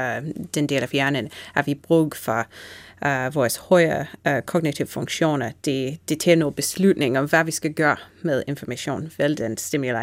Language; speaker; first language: Danish; non-native, fluent; English